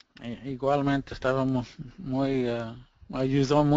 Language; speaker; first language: Spanish; non-native, fluent; English